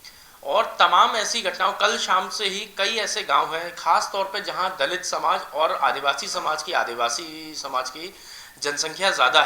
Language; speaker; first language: Hindi; native; Hindi